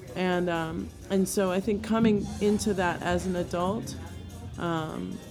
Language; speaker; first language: English; native; English